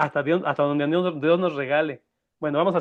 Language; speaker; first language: Spanish; native; Spanish